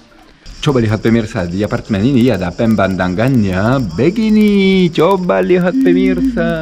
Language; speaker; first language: Indonesian; non-native, fluent; Croatian